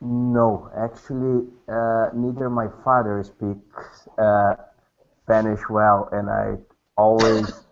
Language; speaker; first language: English; non-native, learner; Portuguese